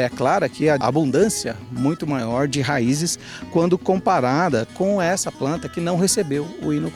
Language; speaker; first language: Portuguese; native; Portuguese